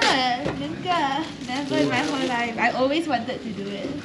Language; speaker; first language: English; non-native, fluent; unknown